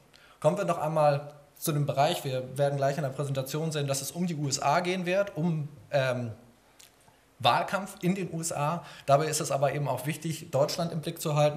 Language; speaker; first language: German; native; German